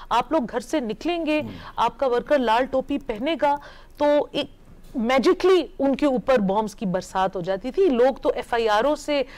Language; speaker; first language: Hindi; native; Hindi